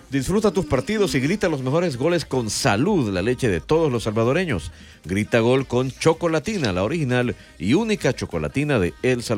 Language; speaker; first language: Spanish; native; Spanish